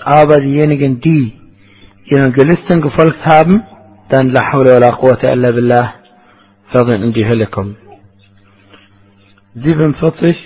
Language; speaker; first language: German; non-native, fluent; Arabic